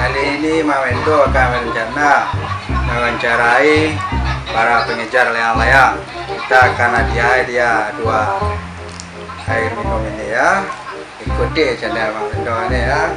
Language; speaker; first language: Indonesian; non-native, local second language; Minangkabau